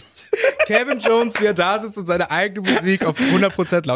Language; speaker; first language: German; native; German